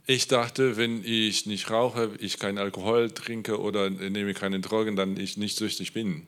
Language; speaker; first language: German; non-native, learner; Polish